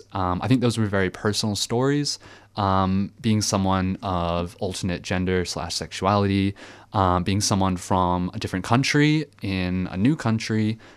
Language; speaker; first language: English; early bilingual, other home language; French